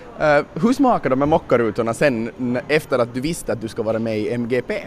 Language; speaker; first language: Swedish; native; Swedish